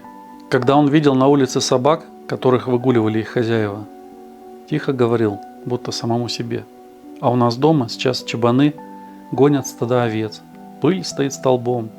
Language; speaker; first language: Russian; native; Russian